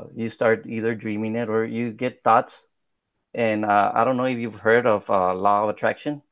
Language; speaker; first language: English; early bilingual, other home language; Spanish